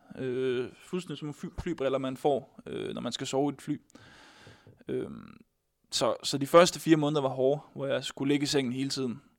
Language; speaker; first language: Danish; native; Danish